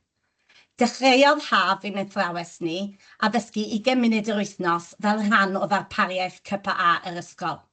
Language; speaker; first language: Welsh; native; Welsh